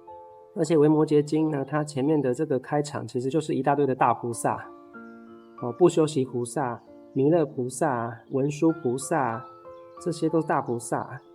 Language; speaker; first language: Chinese; native; Chinese